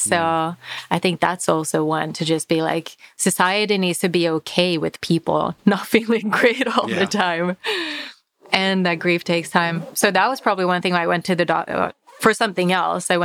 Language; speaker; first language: English; non-native, fluent; Finnish